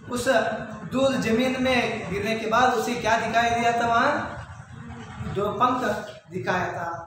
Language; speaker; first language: Hindi; non-native, local second language; Kannada